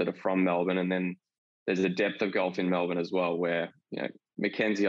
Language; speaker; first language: English; native; English